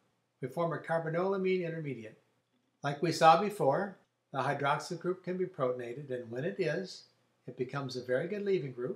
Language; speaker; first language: English; native; English